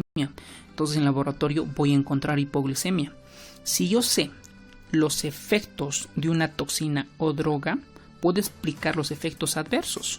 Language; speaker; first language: Spanish; native; Spanish